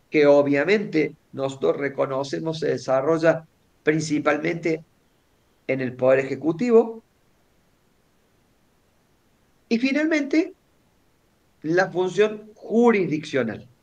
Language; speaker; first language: Spanish; native; Spanish